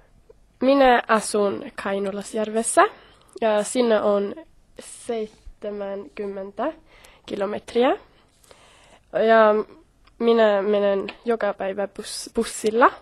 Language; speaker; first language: Finnish; non-native, learner; Swedish